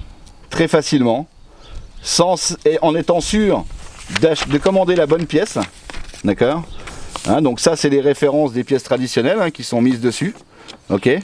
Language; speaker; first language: French; native; French